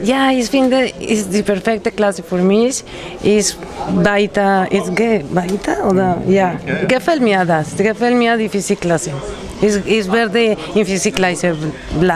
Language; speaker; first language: German; non-native, learner; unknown